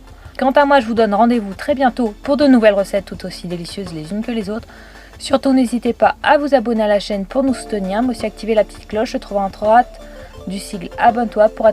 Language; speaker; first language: French; native; French